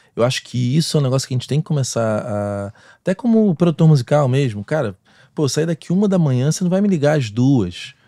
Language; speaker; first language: Portuguese; native; Portuguese